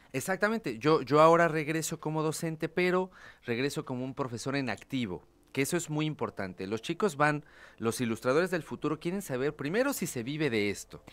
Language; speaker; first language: Spanish; native; Spanish